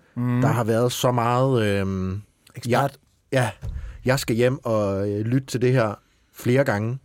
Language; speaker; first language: Danish; native; Danish